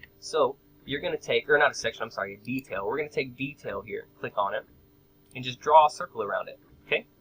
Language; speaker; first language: English; native; English